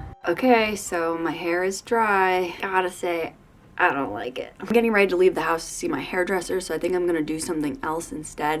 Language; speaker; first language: English; native; English